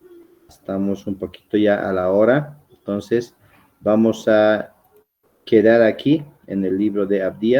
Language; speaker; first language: Spanish; native; Spanish